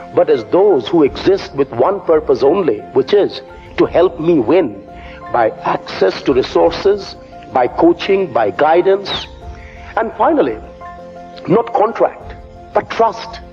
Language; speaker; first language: English; non-native, local second language; Bangla